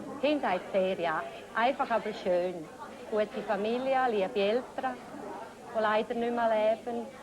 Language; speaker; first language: German; native; German